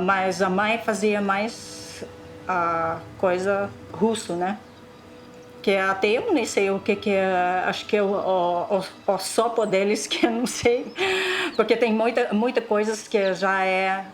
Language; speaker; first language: Portuguese; non-native, local second language; Russian